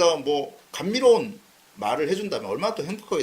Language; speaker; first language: Korean; native; Korean